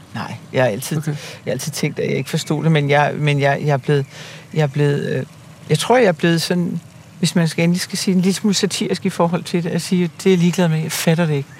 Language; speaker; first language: Danish; native; Danish